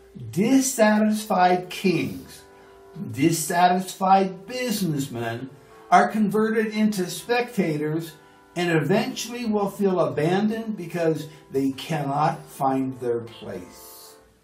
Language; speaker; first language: English; native; English